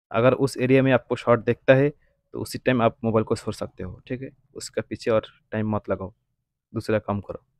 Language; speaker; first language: Hindi; non-native, local second language; Bangla